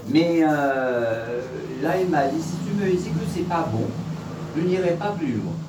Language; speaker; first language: French; non-native, local second language; Morisyen